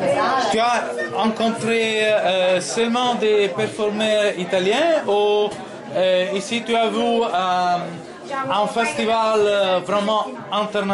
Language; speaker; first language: French; non-native, fluent; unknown